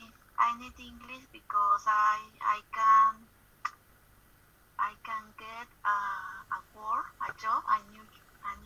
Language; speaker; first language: English; non-native, learner; Spanish